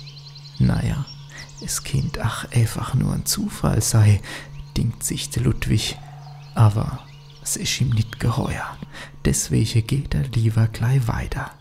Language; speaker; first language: German; native; German